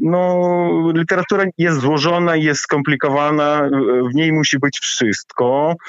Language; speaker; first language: Polish; non-native, fluent; Ukrainian